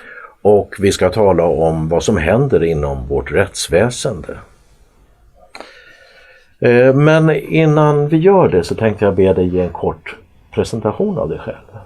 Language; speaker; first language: Swedish; native; Swedish